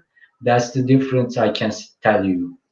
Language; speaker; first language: English; non-native, fluent; Turkish